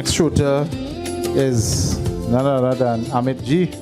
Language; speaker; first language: English; native; English